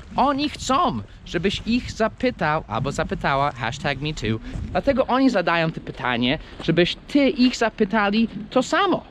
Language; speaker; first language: Polish; non-native, fluent; English